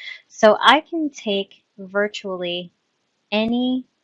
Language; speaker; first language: English; native; English